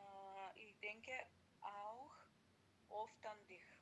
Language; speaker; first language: German; non-native, learner; Macedonian